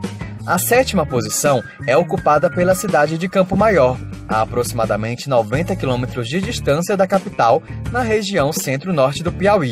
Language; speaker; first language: Portuguese; native; Portuguese